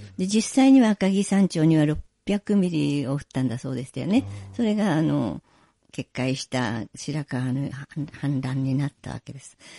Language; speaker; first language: Japanese; native; Japanese